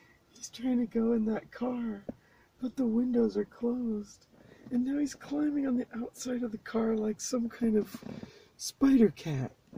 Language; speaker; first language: English; native; English